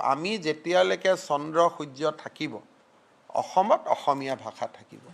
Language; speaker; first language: Assamese; native; Assamese